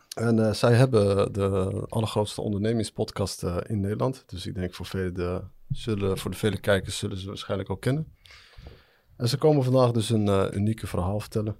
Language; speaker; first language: Dutch; early bilingual, other home language; Arabic